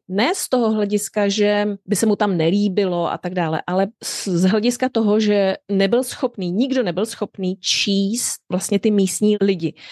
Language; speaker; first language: Czech; native; Czech